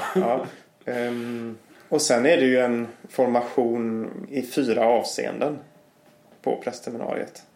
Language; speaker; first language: Swedish; native; Swedish